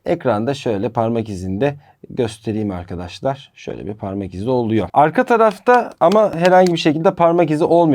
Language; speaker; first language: Turkish; native; Turkish